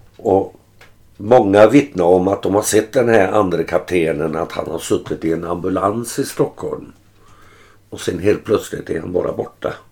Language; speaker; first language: Swedish; early bilingual, other home language; German